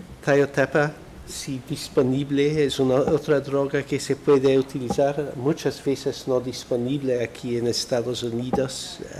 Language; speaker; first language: Spanish; non-native, fluent; Dutch